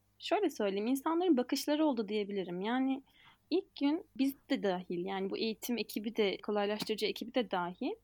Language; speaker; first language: Turkish; native; Turkish